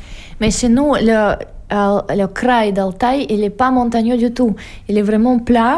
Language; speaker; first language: French; non-native, fluent; Russian